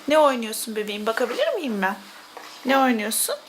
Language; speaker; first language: Turkish; native; Turkish